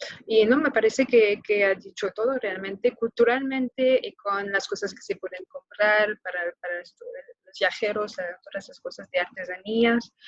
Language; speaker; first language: Spanish; non-native, fluent; French